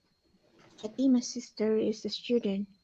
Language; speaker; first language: English; non-native, fluent; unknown